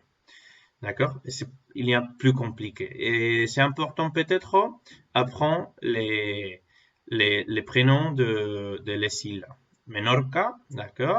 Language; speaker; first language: French; non-native, fluent; Spanish